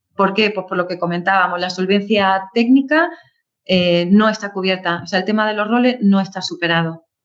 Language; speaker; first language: Spanish; native; Spanish